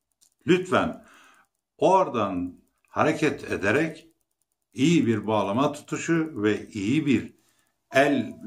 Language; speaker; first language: Turkish; native; Turkish